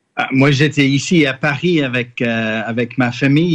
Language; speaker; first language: French; non-native, fluent; English